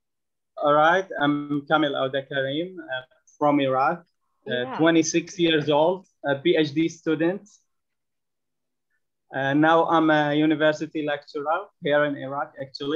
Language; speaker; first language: English; non-native, fluent; Arabic